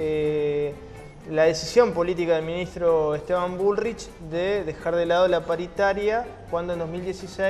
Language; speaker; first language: Spanish; native; Spanish